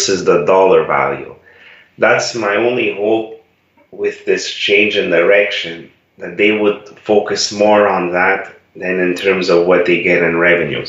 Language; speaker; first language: English; non-native, fluent; Italian